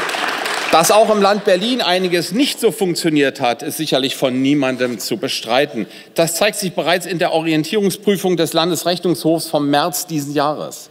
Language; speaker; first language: German; native; German